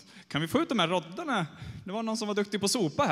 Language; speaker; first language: Swedish; native; Swedish